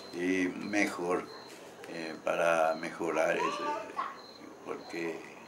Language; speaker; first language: Spanish; non-native, local second language; Guarani